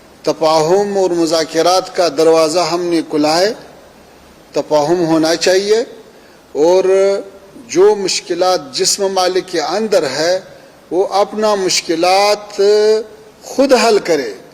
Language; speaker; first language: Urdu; non-native, fluent; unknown